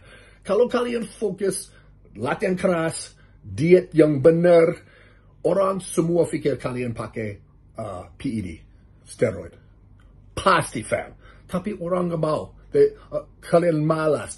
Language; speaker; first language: Indonesian; non-native, learner; English